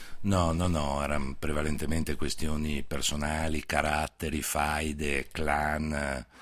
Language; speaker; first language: Italian; native; Italian